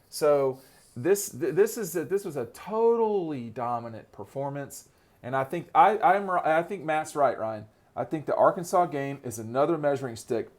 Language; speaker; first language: English; native; English